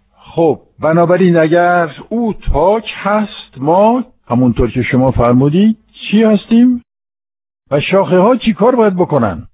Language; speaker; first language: Persian; non-native, fluent; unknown